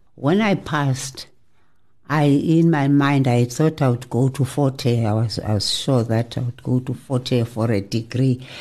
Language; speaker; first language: English; non-native, local second language; Xhosa